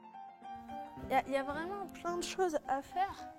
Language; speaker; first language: French; native; French